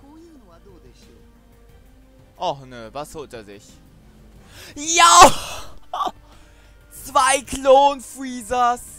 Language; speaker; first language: German; native; German